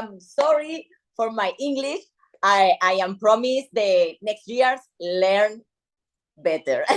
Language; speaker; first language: English; non-native, learner; Spanish